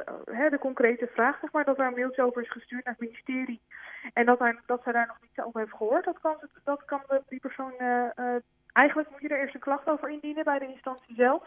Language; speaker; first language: Dutch; native; Dutch